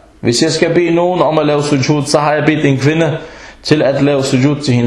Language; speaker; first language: Danish; early bilingual, other home language; Arabic